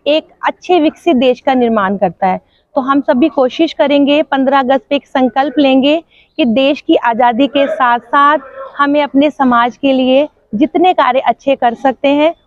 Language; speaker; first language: Hindi; non-native, local second language; Punjabi